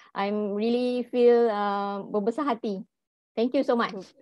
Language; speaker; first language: English; non-native, local second language; Malay